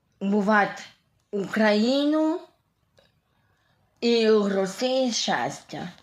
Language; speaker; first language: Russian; non-native, local second language; Ukrainian